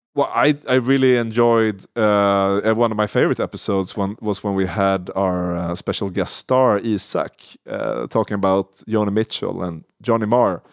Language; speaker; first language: English; non-native, fluent; Swedish